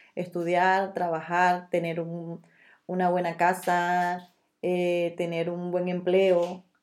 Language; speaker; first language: Spanish; native; Spanish